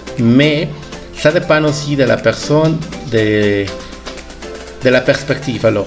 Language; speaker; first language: French; non-native, fluent; Spanish